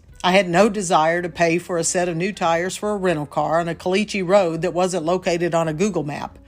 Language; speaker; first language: English; native; English